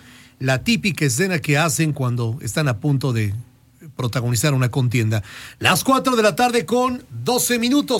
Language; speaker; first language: Spanish; native; Spanish